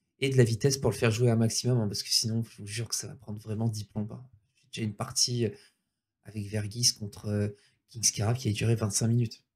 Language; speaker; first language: French; native; French